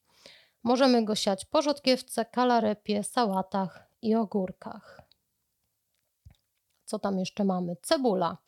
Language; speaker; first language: Polish; native; Polish